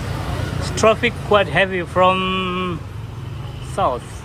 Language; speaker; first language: English; non-native, learner; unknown